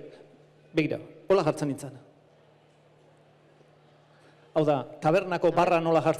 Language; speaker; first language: Basque; native; Basque